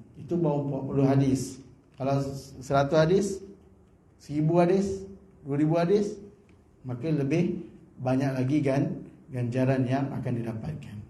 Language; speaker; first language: Malay; native; Malay